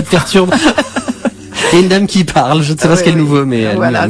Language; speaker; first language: French; native; French